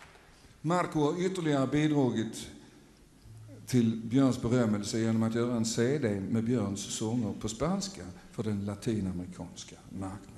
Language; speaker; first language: Swedish; native; Swedish